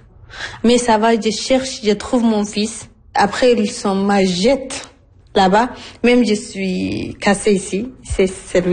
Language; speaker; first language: French; non-native, learner; Arabic